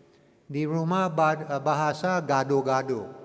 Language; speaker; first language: Indonesian; non-native, learner; English